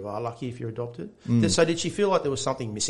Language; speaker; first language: English; native; English